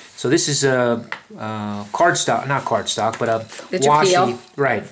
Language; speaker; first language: English; native; English